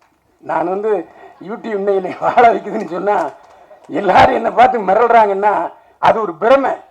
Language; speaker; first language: Tamil; native; Tamil